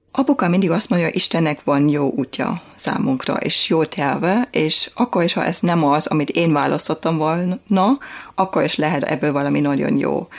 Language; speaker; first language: Hungarian; non-native, fluent; German